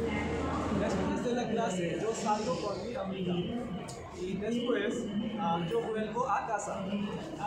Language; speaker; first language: Spanish; non-native, learner; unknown